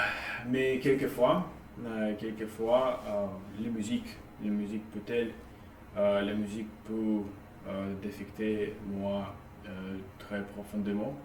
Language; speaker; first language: French; non-native, learner; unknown